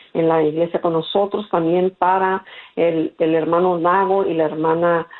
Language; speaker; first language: Spanish; early bilingual, heritage; Spanish